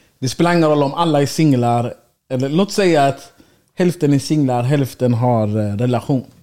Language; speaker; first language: Swedish; early bilingual, other home language; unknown